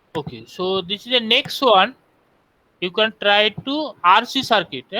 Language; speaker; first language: English; non-native, local second language; Bangla